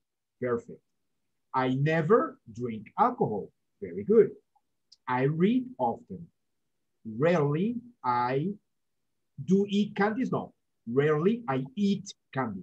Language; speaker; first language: English; non-native, fluent; Spanish